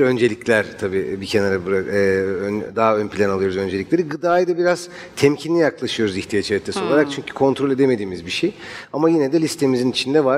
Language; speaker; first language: Turkish; native; Turkish